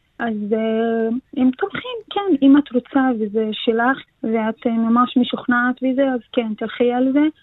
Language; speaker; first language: Hebrew; non-native, local second language; Arabic